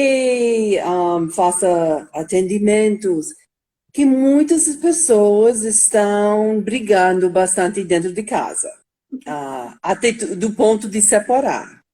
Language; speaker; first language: Portuguese; non-native, fluent; English